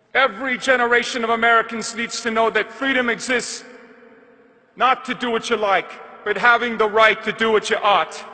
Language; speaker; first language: English; native; English